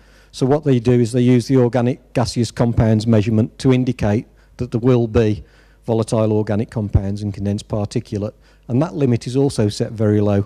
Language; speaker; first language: English; native; English